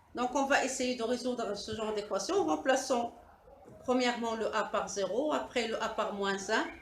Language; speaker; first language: French; non-native, local second language; Arabic